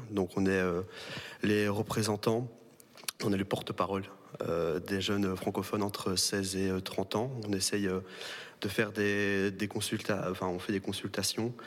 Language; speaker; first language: French; native; French